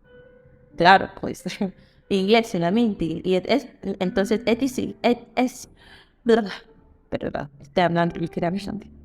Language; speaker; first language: Spanish; non-native, fluent; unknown